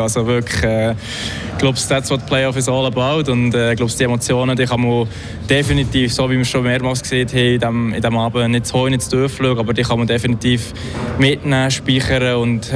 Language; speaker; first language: German; native; German